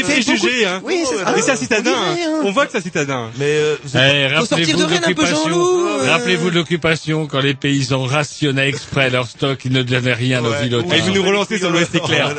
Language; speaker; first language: French; native; French